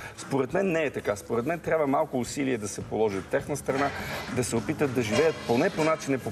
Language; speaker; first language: Bulgarian; native; Bulgarian